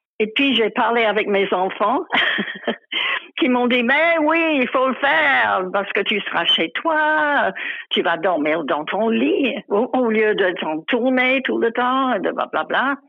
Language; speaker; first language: French; non-native, fluent; English